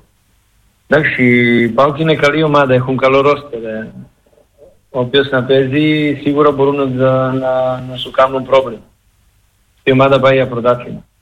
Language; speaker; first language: Greek; non-native, learner; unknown